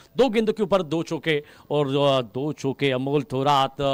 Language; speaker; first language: Hindi; non-native, local second language; Marathi